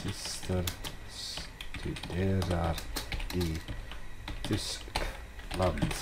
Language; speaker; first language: Swedish; non-native, learner; English